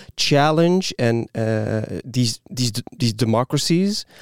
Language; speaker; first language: English; non-native, fluent; Dutch